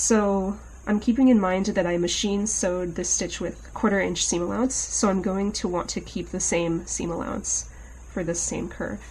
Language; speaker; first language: English; native; English